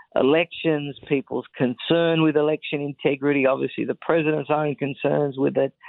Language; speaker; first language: English; native; English